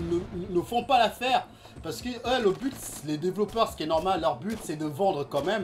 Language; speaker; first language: French; native; French